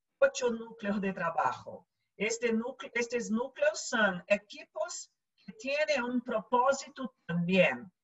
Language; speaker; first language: Portuguese; non-native, learner; Spanish